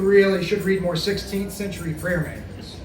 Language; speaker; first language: English; native; English